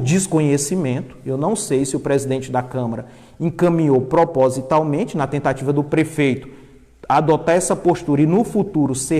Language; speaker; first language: Portuguese; native; Portuguese